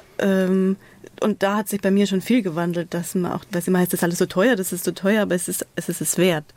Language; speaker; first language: German; native; German